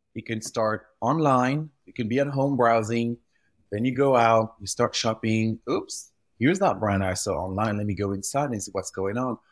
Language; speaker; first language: English; early bilingual, other home language; French